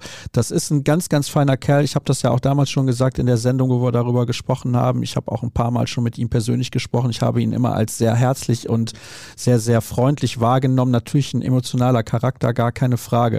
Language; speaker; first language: German; native; German